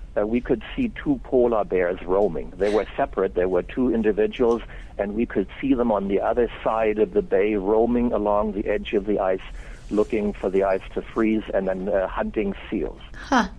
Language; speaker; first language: English; non-native, fluent; German